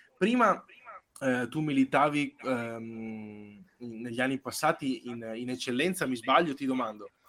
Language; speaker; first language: Italian; native; Italian